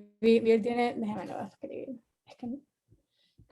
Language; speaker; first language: Spanish; native; Spanish